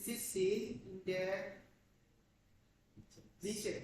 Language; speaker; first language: English; non-native, learner; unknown